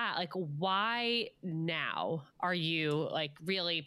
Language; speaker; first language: English; native; English